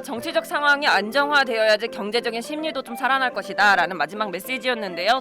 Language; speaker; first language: Korean; native; Korean